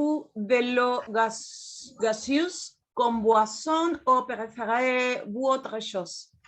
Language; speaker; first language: French; non-native, learner; Spanish